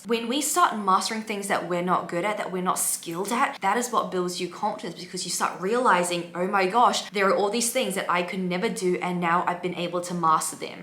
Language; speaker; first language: English; native; English